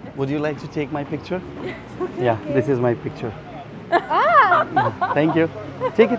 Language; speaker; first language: English; non-native, learner; Persian